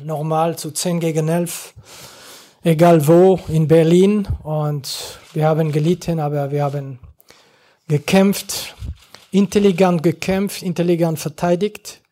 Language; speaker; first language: German; non-native, fluent; French